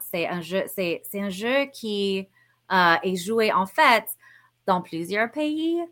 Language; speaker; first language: French; non-native, fluent; English